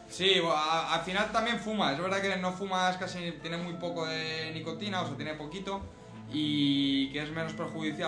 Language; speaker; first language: Spanish; native; Spanish